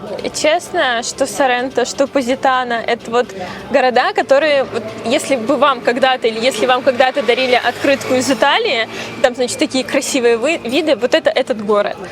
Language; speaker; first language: Russian; native; Russian